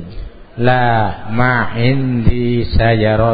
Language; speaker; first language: Arabic; non-native, learner; Indonesian